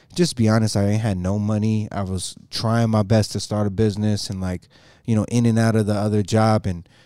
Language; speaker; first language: English; native; English